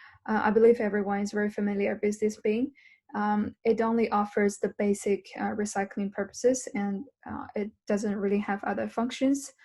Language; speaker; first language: English; non-native, learner; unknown